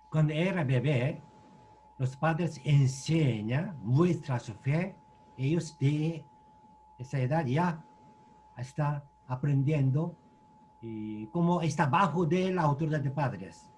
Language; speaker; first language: Spanish; non-native, learner; Korean